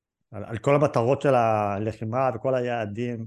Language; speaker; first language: Hebrew; native; Hebrew